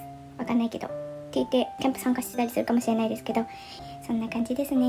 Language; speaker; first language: Japanese; native; Japanese